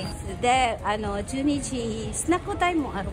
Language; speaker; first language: Japanese; non-native, learner; Filipino